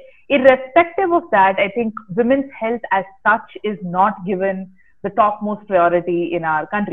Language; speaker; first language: English; non-native, local second language; Kannada